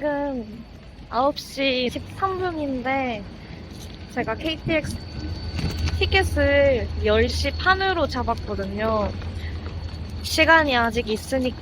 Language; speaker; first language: Korean; non-native, fluent; Japanese